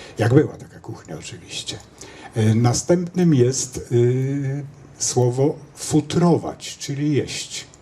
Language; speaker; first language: Polish; native; Polish